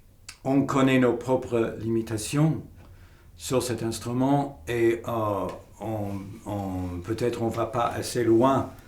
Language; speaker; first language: French; non-native, fluent; English